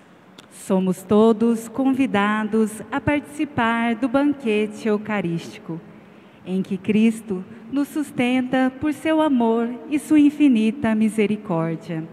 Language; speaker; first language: Portuguese; native; Portuguese